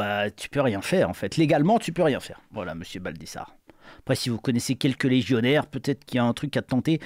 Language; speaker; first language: French; native; French